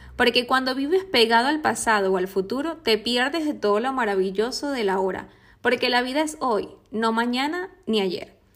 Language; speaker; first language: Spanish; native; Spanish